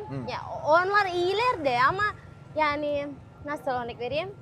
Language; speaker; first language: Turkish; non-native, fluent; Indonesian